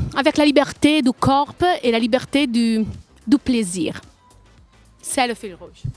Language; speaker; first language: French; non-native, learner; Italian